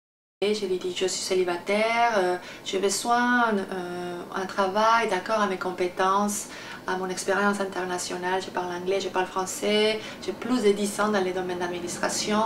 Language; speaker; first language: French; non-native, fluent; Spanish